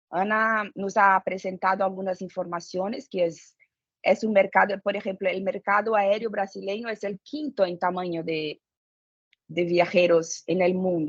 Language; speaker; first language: Spanish; non-native, fluent; Portuguese